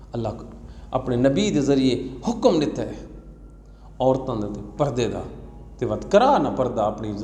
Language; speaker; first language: Urdu; non-native, local second language; Saraiki